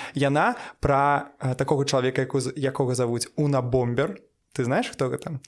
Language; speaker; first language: Belarusian; non-native, local second language; Russian